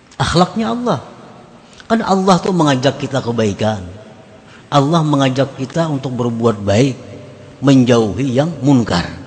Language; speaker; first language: Indonesian; non-native, local second language; Banjar